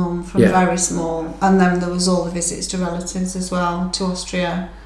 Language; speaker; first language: English; native; English